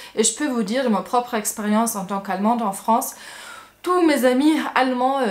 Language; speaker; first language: French; non-native, fluent; German